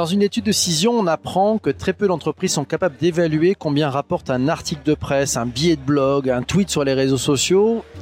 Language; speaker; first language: French; native; French